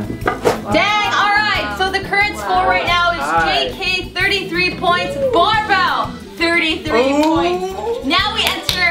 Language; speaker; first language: English; native; English